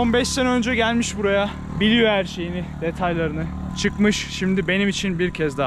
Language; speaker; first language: Turkish; native; Turkish